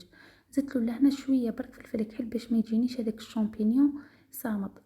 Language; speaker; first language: Arabic; native; Arabic